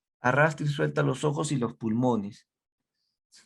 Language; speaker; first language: Spanish; native; Spanish